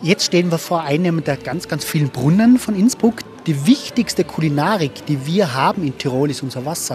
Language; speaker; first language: German; native; German